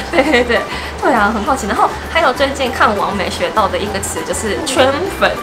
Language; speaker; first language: Chinese; non-native, fluent; Japanese